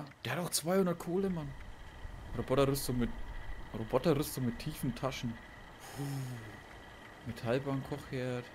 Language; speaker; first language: German; native; German